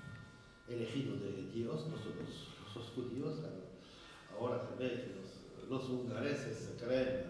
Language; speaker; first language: Spanish; non-native, fluent; French